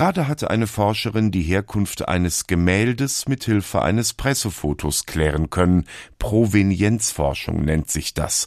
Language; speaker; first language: German; native; German